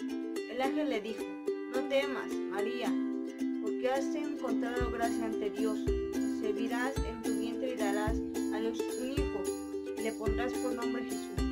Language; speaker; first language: Spanish; native; Spanish